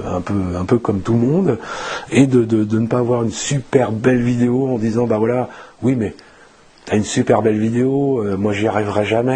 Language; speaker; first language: French; native; French